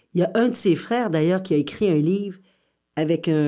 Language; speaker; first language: French; native; French